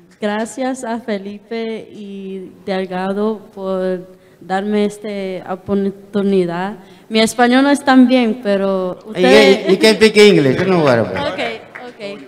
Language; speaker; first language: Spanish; early bilingual, heritage; English